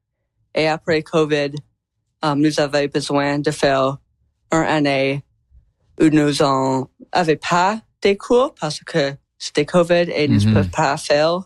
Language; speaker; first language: French; non-native, learner; English